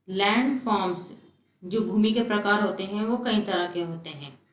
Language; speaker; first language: Hindi; non-native, local second language; Telugu